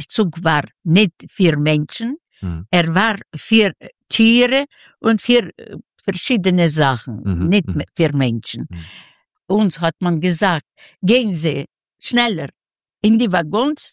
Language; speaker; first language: German; non-native, learner; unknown